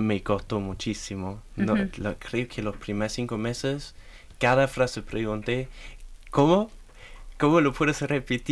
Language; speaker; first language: Spanish; non-native, learner; German